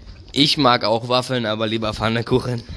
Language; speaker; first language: German; non-native, learner; English